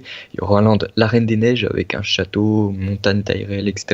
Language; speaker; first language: French; native; French